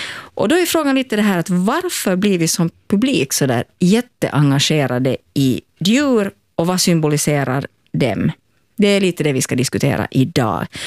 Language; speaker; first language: Swedish; native; Swedish